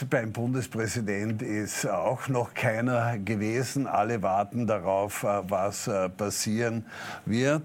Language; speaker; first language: German; native; German